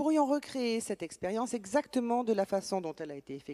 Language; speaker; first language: French; native; French